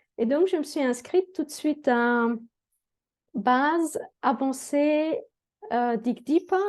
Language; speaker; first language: French; native; French